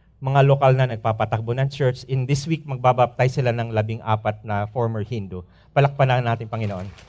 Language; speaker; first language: Filipino; native; Filipino